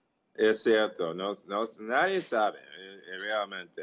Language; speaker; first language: Portuguese; non-native, learner; English